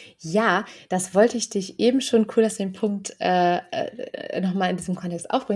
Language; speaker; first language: German; native; German